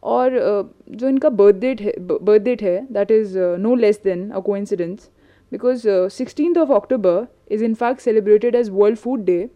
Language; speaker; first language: Hindi; native; Hindi